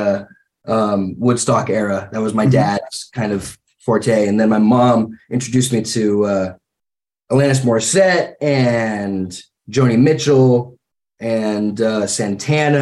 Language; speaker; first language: English; native; English